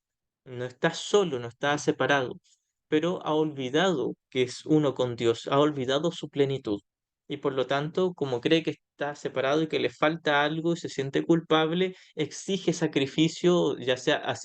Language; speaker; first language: Spanish; native; Spanish